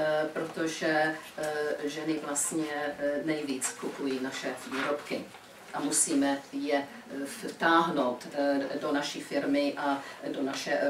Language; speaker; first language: Czech; early bilingual, heritage; Czech